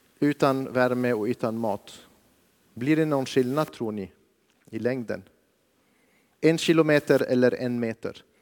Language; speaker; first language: Swedish; non-native, fluent; Arabic